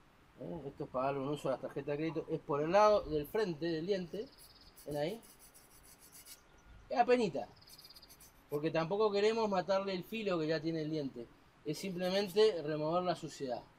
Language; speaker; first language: Spanish; native; Spanish